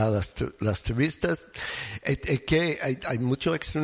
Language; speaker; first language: Spanish; non-native, fluent; English